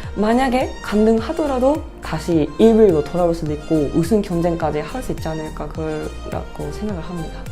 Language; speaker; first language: Korean; non-native, fluent; Japanese